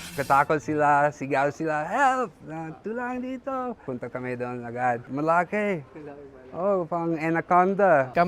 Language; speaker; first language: Filipino; non-native, learner; English